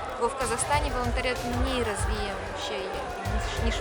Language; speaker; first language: Polish; non-native, fluent; Russian